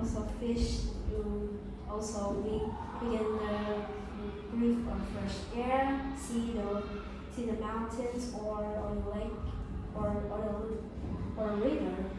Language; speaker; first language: English; non-native, learner; Vietnamese